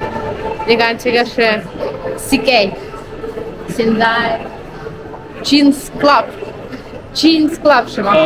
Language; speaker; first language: Chinese; non-native, learner; Russian